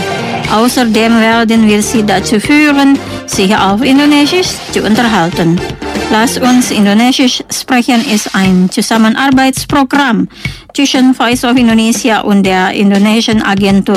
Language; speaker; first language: German; non-native, fluent; Indonesian